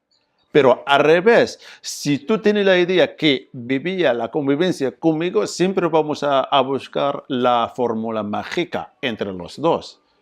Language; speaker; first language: Spanish; non-native, fluent; Arabic